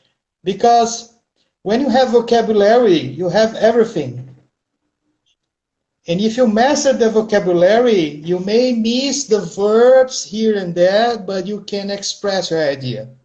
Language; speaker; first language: English; non-native, fluent; Portuguese